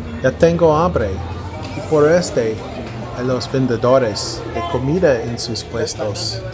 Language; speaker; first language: Spanish; non-native, learner; English